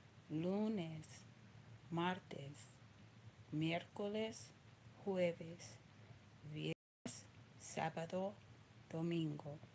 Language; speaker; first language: Spanish; non-native, learner; English